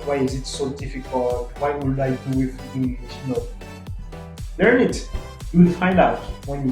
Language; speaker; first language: English; non-native, fluent; French